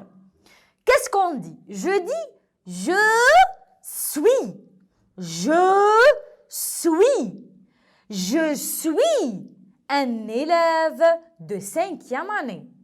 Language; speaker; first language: French; non-native, local second language; Arabic